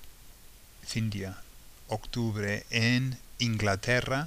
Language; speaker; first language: Spanish; non-native, fluent; English